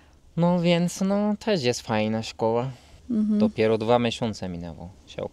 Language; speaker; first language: Polish; non-native, fluent; Turkish